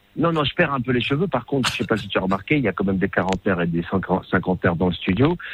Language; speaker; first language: French; non-native, local second language; Arabic